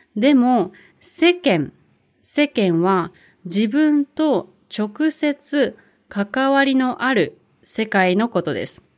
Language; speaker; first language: Japanese; native; Japanese